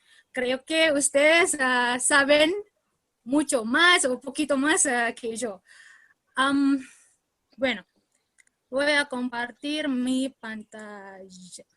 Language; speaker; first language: Spanish; non-native, learner; Indonesian